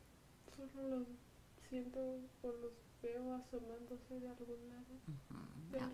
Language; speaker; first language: Spanish; native; Spanish